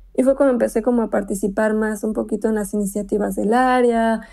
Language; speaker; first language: Spanish; native; Spanish